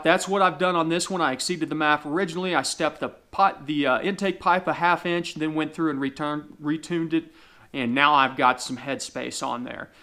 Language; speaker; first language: English; native; English